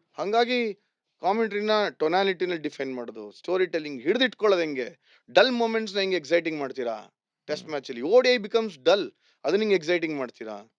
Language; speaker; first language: Kannada; native; Kannada